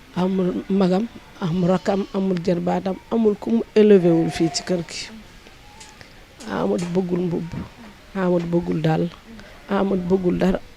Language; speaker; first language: Wolof; native; Wolof